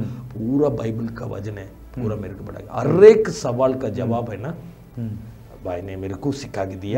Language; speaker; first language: Hindi; non-native, local second language; Tamil